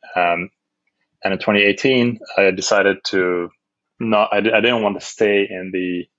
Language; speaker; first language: English; non-native, fluent; Dutch